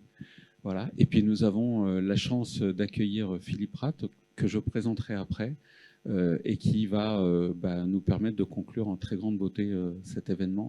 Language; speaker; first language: French; native; French